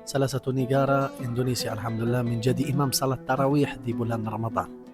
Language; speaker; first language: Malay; non-native, fluent; Arabic